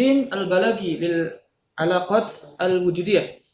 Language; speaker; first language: Arabic; non-native, learner; Indonesian